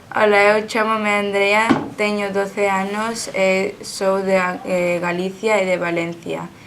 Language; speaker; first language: Galician; early bilingual, heritage; Galician